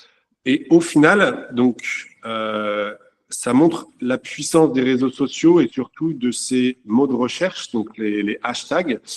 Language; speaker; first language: French; native; French